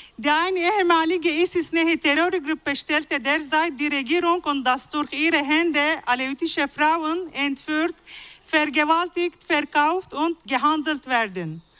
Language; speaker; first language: German; non-native, fluent; Arabic